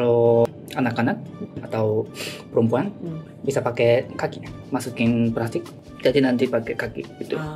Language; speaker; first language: Indonesian; non-native, learner; Japanese